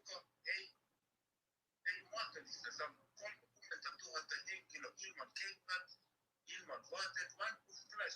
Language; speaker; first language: Finnish; non-native, learner; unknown